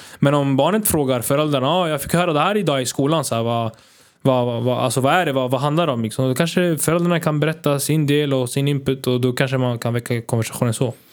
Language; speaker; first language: Swedish; native; Swedish